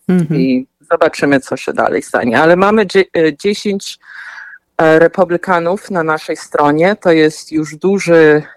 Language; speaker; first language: Polish; early bilingual, heritage; Polish